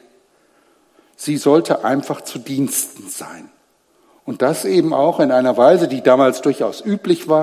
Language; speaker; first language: German; native; German